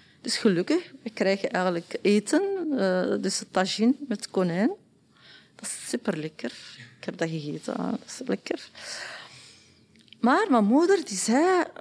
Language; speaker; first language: Dutch; non-native, learner; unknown